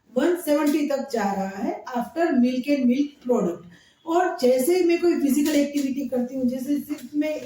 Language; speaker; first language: Hindi; non-native, local second language; Gujarati